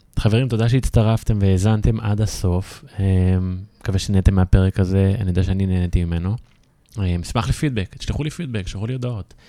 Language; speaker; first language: Hebrew; native; Hebrew